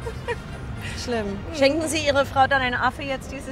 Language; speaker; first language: German; non-native, learner; English